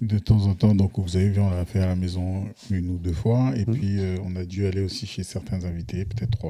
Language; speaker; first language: French; native; French